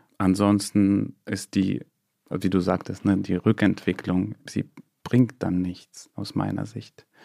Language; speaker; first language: German; non-native, fluent; Russian